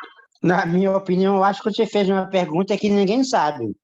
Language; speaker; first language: Portuguese; native; Portuguese